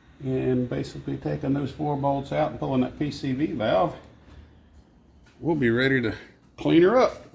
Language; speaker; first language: English; native; English